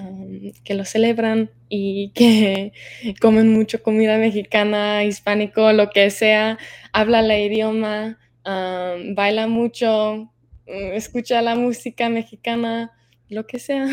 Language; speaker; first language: Spanish; early bilingual, heritage; Spanish